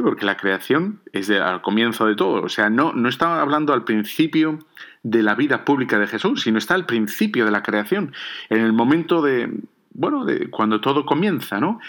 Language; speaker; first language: Spanish; native; Spanish